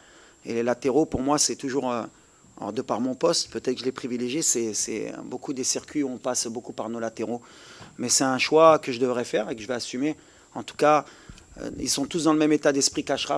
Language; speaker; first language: French; native; French